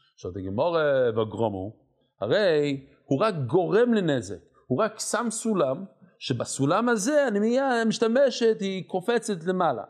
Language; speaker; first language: Hebrew; non-native, fluent; English